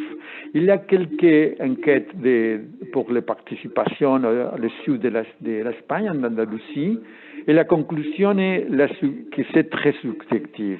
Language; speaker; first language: French; non-native, learner; Spanish